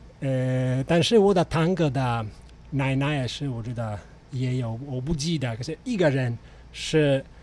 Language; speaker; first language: Chinese; non-native, fluent; Italian